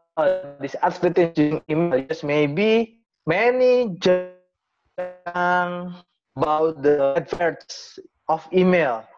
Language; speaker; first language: English; non-native, learner; Indonesian